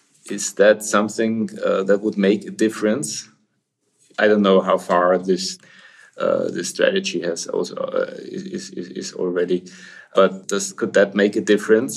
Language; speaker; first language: English; non-native, fluent; German